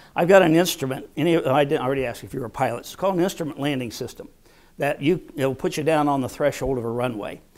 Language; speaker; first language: English; native; English